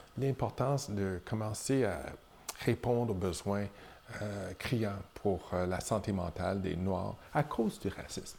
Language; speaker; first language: French; non-native, local second language; English